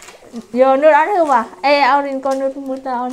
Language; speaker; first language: Finnish; non-native, learner; Vietnamese